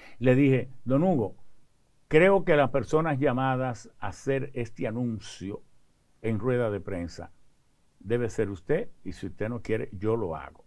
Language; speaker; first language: Spanish; early bilingual, other home language; French